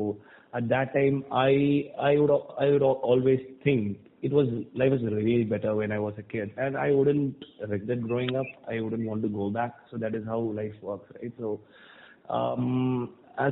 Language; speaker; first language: English; non-native, local second language; Tamil